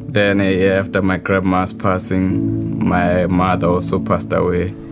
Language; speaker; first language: English; non-native, local second language; Southern Sotho